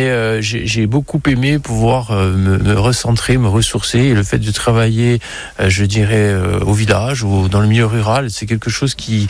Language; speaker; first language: French; native; French